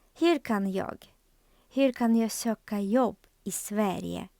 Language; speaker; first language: Swedish; non-native, fluent; Ukrainian